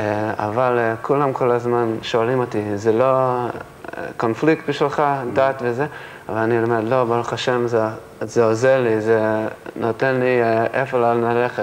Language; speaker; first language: Hebrew; early bilingual, heritage; English